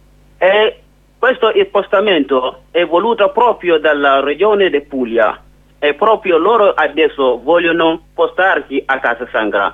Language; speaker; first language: Italian; non-native, learner; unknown